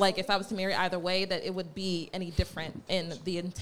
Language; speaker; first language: English; native; English